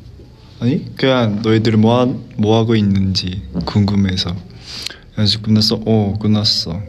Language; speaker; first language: Korean; non-native, fluent; Chinese